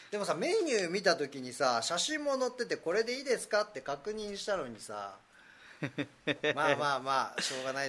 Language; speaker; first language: Japanese; native; Japanese